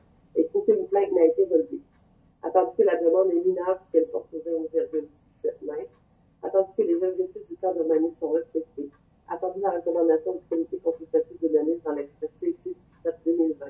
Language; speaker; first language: French; native; French